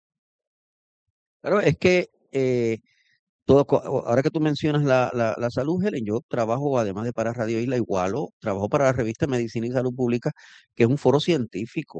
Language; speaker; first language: Spanish; native; Spanish